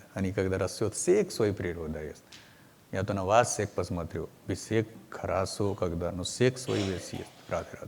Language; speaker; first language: Russian; non-native, learner; Hindi